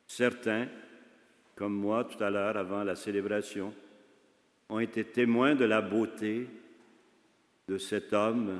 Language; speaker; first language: French; native; French